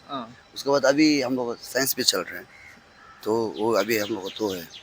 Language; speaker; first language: Hindi; non-native, local second language; Tibetan